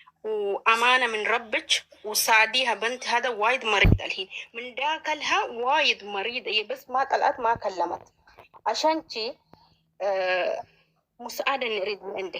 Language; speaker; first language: Arabic; non-native, learner; Oromo